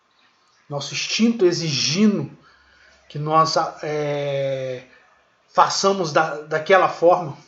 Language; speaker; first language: Portuguese; native; Portuguese